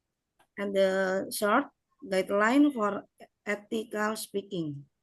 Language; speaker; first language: English; non-native, learner; Indonesian